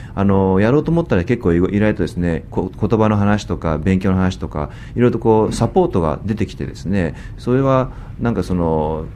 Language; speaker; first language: Japanese; native; Japanese